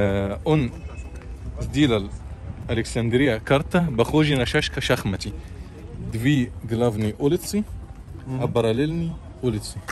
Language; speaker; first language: Russian; non-native, local second language; Arabic